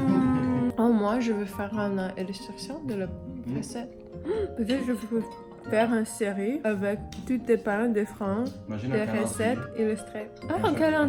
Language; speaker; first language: French; non-native, learner; English